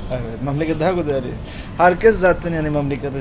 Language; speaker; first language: Turkish; non-native, fluent; Urdu